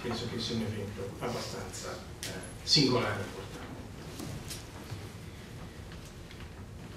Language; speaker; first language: Italian; native; Italian